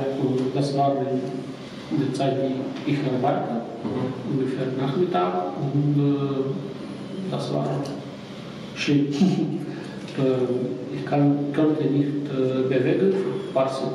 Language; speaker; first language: German; non-native, learner; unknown